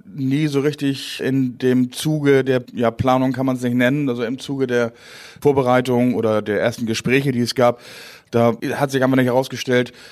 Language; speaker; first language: German; non-native, local second language; Low German